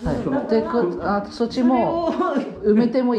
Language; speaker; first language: Japanese; non-native, fluent; French